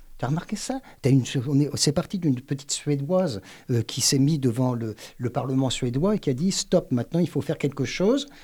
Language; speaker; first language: French; native; French